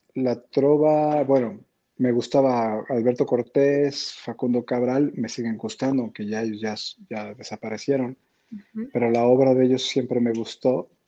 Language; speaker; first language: Spanish; native; Spanish